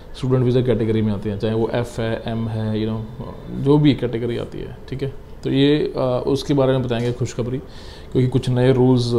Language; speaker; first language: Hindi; non-native, local second language; Punjabi